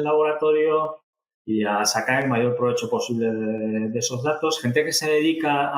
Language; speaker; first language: Spanish; native; Spanish